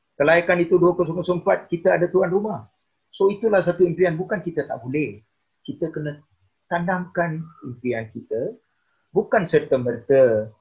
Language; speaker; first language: Malay; non-native, local second language; Tamil